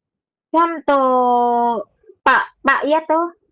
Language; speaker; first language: Cantonese; non-native, learner; Indonesian